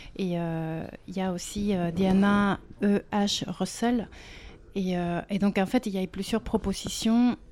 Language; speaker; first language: French; non-native, fluent; Spanish